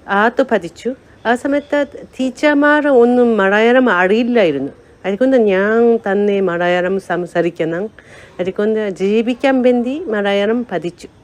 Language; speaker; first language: Malayalam; non-native, learner; Japanese